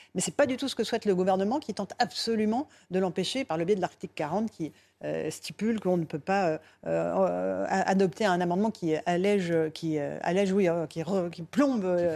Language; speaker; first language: French; native; French